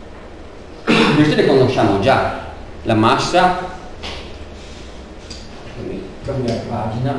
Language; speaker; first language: Italian; native; Italian